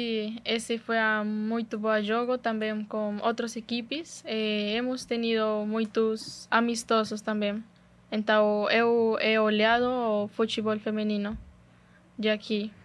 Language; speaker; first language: Portuguese; non-native, learner; Spanish